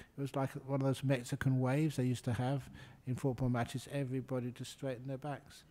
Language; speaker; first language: English; native; English